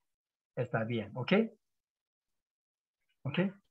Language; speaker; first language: Spanish; non-native, learner; Korean